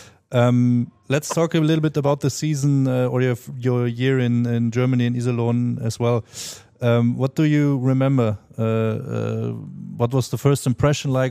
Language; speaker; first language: English; non-native, fluent; German